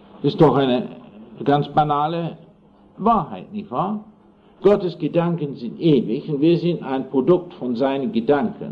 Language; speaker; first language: German; non-native, fluent; English